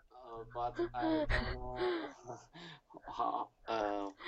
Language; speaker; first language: English; non-native, learner; Chinese